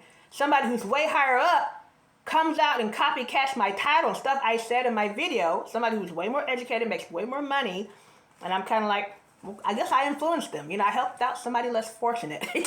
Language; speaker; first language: English; native; English